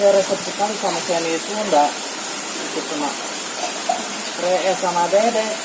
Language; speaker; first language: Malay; non-native, local second language; Sundanese